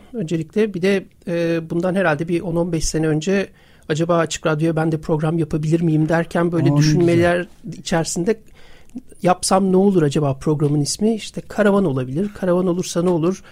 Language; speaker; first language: Turkish; native; Turkish